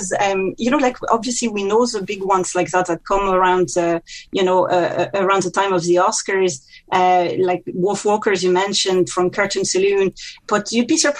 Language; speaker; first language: English; non-native, fluent; French